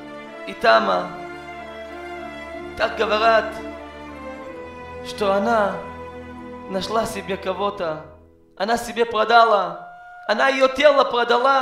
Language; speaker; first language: Russian; non-native, learner; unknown